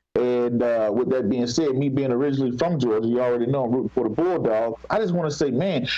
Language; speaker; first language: English; native; English